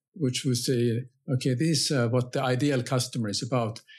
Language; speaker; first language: English; non-native, fluent; Finnish